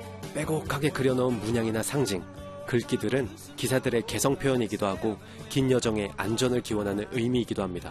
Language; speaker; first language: Korean; native; Korean